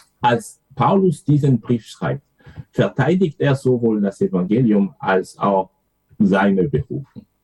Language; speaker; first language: German; non-native, fluent; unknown